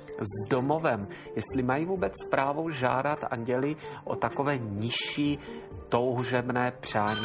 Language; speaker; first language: Czech; native; Czech